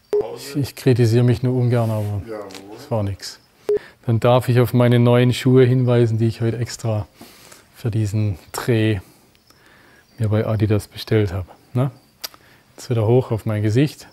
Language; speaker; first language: German; native; German